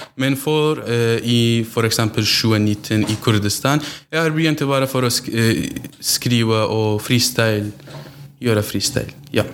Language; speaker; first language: Norwegian; non-native, learner; Central Kurdish